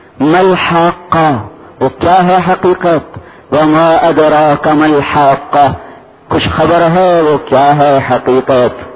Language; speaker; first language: Urdu; non-native, local second language; Saraiki